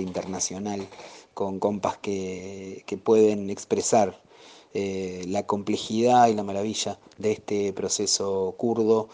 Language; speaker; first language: Spanish; native; Spanish